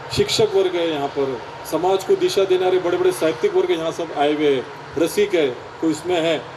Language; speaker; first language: Hindi; non-native, local second language; Marathi